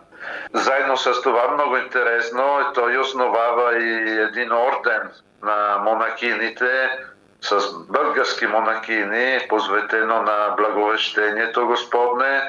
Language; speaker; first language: Bulgarian; non-native, fluent; Italian